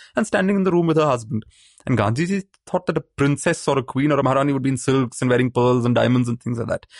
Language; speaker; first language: English; non-native, local second language; Malayalam